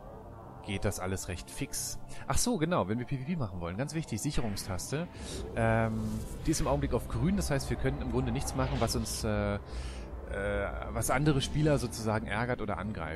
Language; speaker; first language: German; native; German